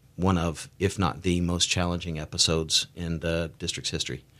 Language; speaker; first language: English; native; English